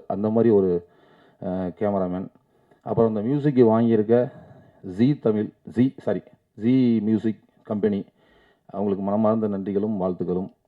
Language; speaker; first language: Tamil; native; Tamil